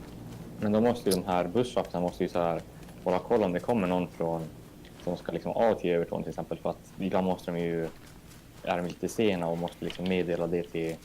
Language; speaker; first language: Swedish; native; Swedish